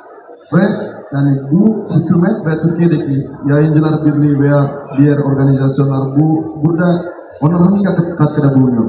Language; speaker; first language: Turkish; non-native, fluent; Indonesian